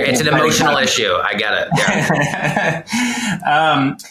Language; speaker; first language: English; native; English